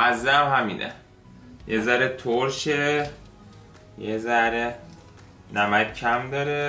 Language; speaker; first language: Persian; native; Persian